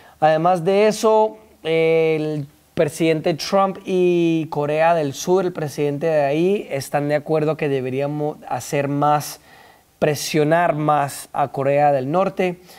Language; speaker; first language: Spanish; early bilingual, heritage; Spanish